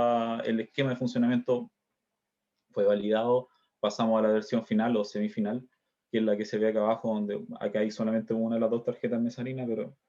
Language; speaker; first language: Spanish; native; Spanish